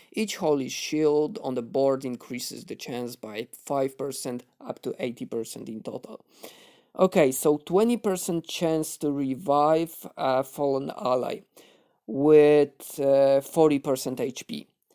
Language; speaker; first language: English; non-native, fluent; Polish